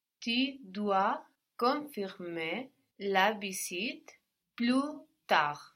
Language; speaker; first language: French; non-native, learner; English